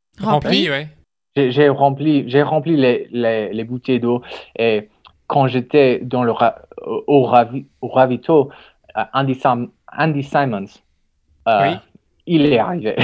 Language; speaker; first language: French; non-native, learner; English